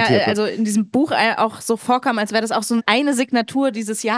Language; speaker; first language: German; native; German